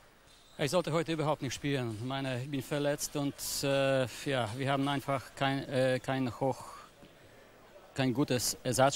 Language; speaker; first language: German; non-native, fluent; Polish